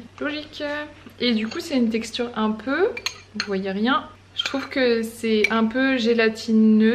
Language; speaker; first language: French; native; French